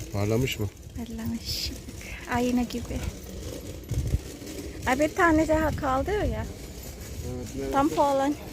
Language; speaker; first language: Turkish; non-native, learner; Indonesian